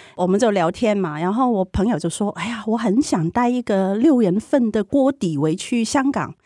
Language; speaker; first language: Chinese; non-native, fluent; Cantonese